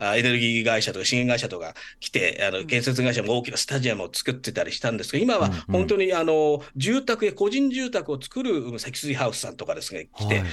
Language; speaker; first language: Japanese; native; Japanese